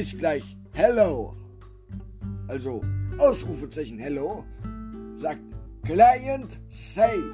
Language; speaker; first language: German; native; German